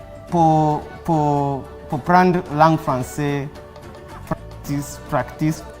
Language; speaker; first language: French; non-native, learner; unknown